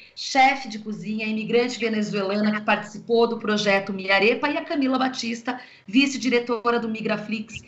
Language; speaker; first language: Portuguese; native; Portuguese